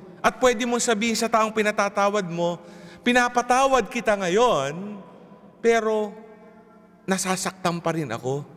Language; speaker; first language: Filipino; native; Filipino